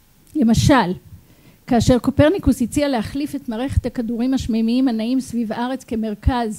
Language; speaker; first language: Hebrew; native; Hebrew